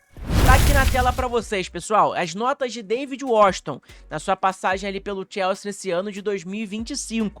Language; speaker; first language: Portuguese; native; Portuguese